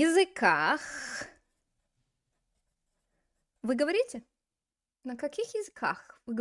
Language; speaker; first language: Russian; non-native, fluent; English